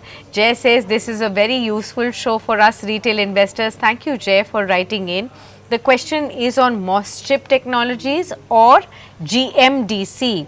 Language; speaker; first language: English; non-native, local second language; Hindi